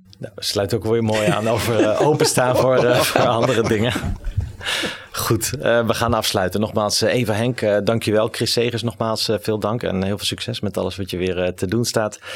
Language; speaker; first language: Dutch; native; Dutch